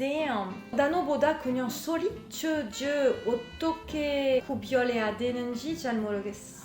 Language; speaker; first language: Korean; non-native, learner; French